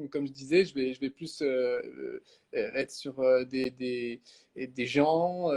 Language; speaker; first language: French; native; French